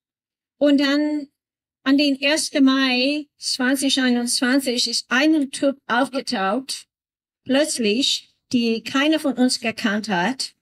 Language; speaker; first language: German; non-native, learner; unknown